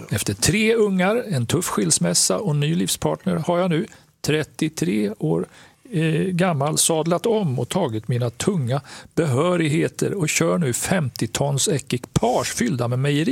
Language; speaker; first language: Swedish; native; Swedish